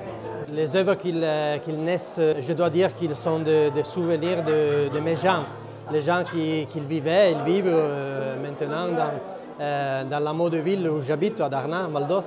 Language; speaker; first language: French; non-native, local second language; Italian